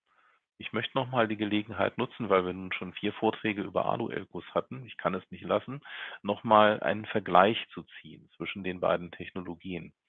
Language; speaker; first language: German; native; German